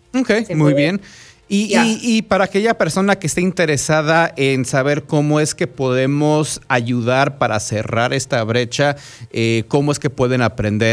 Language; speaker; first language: Spanish; native; Spanish